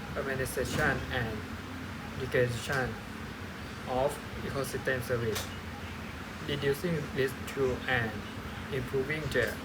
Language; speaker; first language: English; non-native, learner; Thai